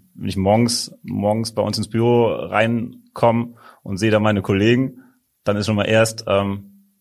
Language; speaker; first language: German; native; German